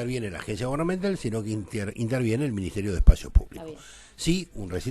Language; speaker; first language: Spanish; native; Spanish